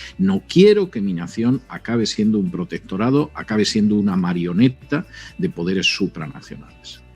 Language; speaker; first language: Spanish; native; Spanish